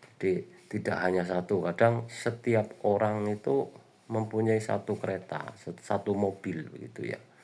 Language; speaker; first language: Indonesian; native; Indonesian